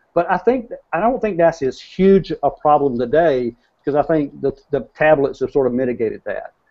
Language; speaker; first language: English; native; English